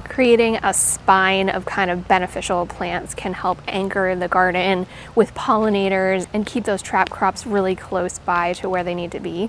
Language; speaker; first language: English; native; English